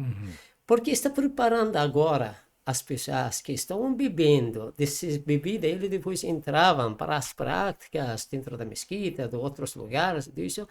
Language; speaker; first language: Portuguese; non-native, learner; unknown